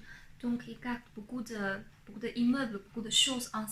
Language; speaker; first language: French; non-native, fluent; Chinese